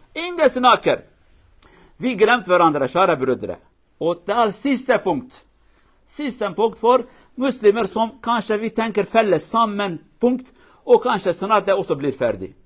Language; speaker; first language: Swedish; non-native, learner; Kurdish